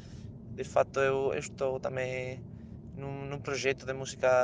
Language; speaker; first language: Portuguese; non-native, fluent; Spanish